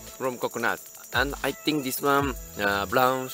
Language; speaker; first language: English; non-native, learner; Japanese